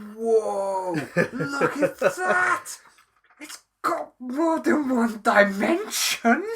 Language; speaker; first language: English; native; English